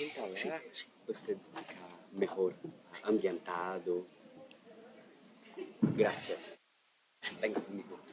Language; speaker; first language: Spanish; non-native, learner; Portuguese